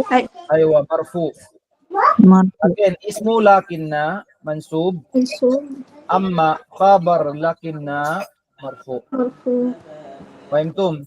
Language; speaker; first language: Arabic; non-native, fluent; Filipino